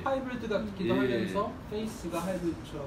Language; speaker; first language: Korean; native; Korean